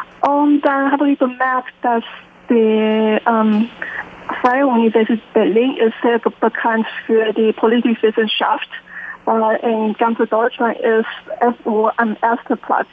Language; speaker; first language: German; non-native, learner; Chinese